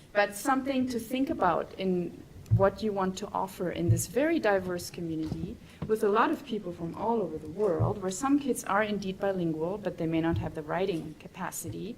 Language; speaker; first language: English; non-native, fluent; German